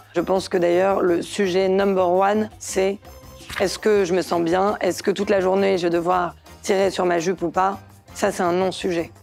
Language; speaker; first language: French; native; French